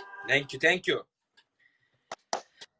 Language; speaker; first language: English; non-native, learner; Turkish